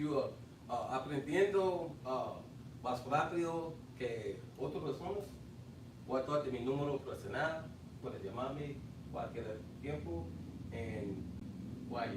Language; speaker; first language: Spanish; non-native, fluent; English